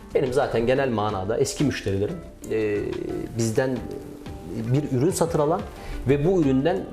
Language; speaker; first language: Turkish; native; Turkish